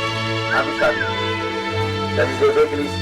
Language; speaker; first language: German; non-native, learner; Arabic